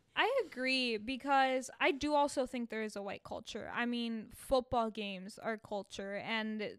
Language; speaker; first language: English; early bilingual, other home language; Spanish